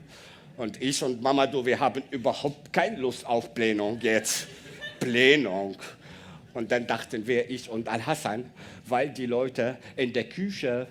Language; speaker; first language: German; non-native, learner; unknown